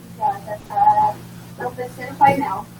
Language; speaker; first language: Portuguese; native; Portuguese